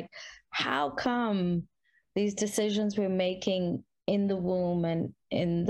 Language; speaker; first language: English; non-native, local second language; Hindi